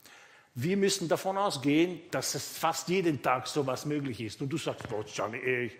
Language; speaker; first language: German; non-native, fluent; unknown